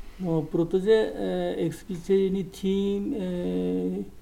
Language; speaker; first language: Czech; non-native, learner; Korean